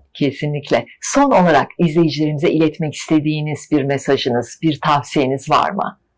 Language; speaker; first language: Turkish; native; Turkish